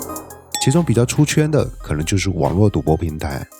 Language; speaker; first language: Chinese; native; Chinese